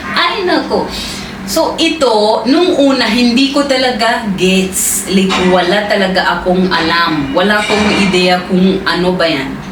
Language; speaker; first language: Filipino; non-native, fluent; Swahili